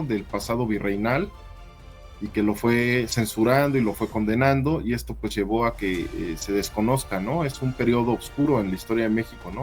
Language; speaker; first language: Spanish; native; Spanish